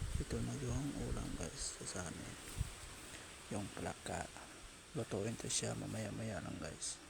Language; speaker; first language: Filipino; non-native, local second language; Cebuano